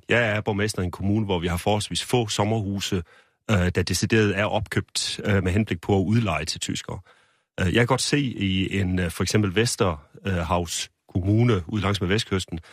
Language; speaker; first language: Danish; native; Danish